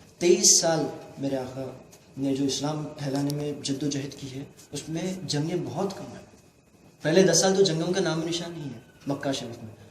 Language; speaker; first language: Urdu; native; Urdu